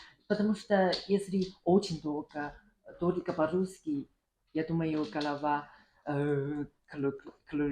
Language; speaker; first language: Russian; non-native, learner; Chinese